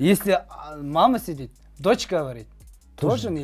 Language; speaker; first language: Russian; non-native, learner; Kazakh